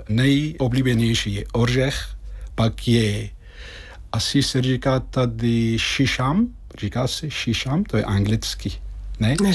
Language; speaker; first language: Czech; non-native, fluent; Arabic